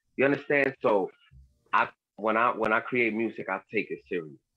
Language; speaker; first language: English; early bilingual, other home language; Spanish